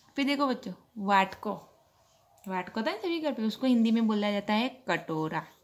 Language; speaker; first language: Hindi; non-native, local second language; Gujarati